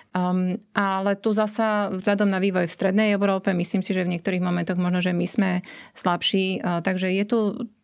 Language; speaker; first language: Slovak; native; Slovak